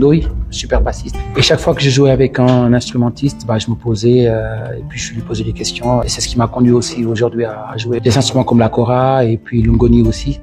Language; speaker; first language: French; non-native, local second language; Wolof